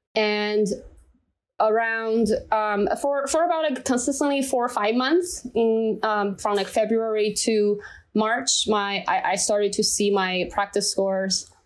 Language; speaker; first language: English; non-native, fluent; Chinese